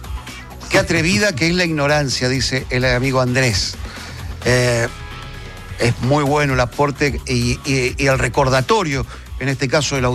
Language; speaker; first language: Spanish; native; Spanish